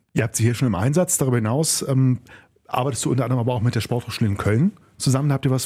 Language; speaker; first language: German; native; German